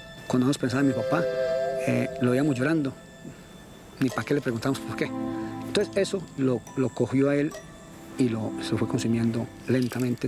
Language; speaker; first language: Spanish; native; Spanish